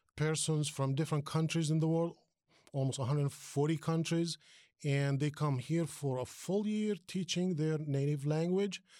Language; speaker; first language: English; non-native, fluent; Arabic